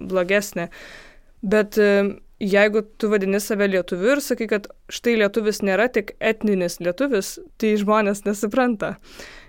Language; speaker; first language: Lithuanian; non-native, local second language; Polish